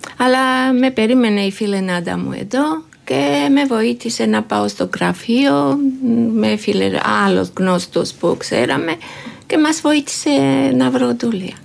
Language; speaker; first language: Greek; non-native, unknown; Georgian